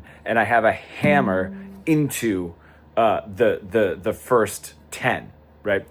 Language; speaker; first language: English; native; English